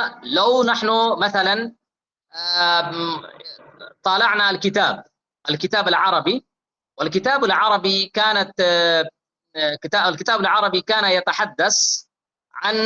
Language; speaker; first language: Arabic; non-native, fluent; Urdu